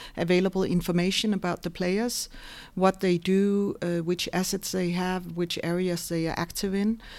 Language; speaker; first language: English; non-native, fluent; Danish